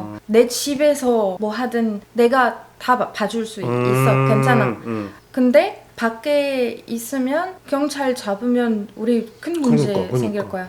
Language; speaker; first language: Korean; non-native, learner; Arabic